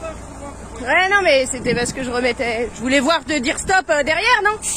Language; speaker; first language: French; native; French